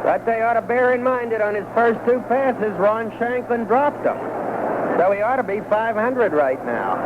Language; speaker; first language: English; native; English